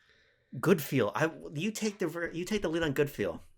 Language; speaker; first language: English; native; English